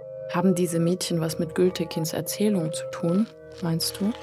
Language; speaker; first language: German; native; German